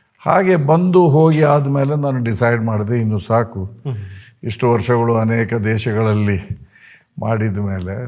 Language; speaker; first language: Kannada; non-native, local second language; Konkani